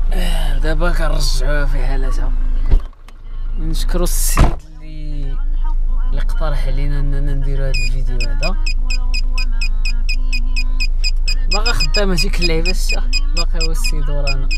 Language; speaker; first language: Arabic; native; Arabic